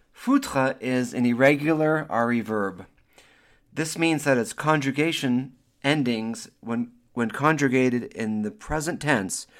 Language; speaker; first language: English; native; English